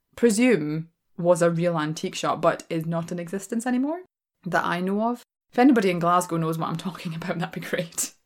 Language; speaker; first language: English; native; English